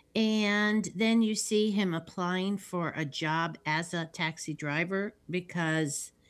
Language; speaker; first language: English; native; English